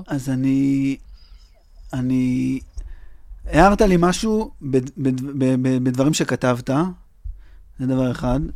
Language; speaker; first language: Hebrew; native; Hebrew